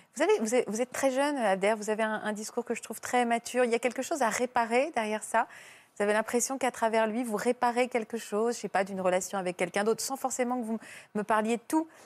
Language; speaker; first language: French; native; French